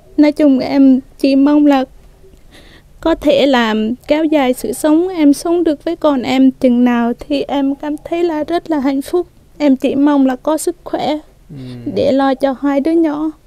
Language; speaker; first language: Vietnamese; non-native, local second language; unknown